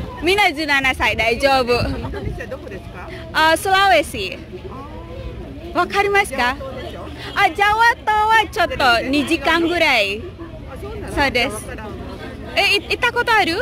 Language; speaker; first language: Japanese; non-native, learner; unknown